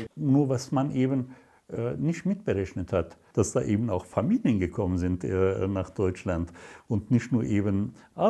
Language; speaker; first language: German; early bilingual, other home language; Turkish